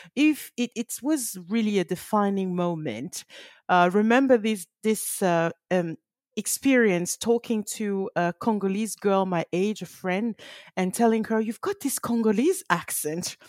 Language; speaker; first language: English; early bilingual, other home language; French